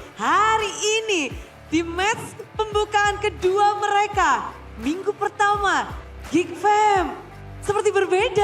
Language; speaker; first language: Indonesian; native; Indonesian